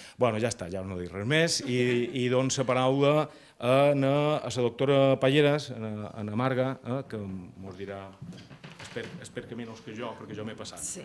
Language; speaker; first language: Catalan; native; Catalan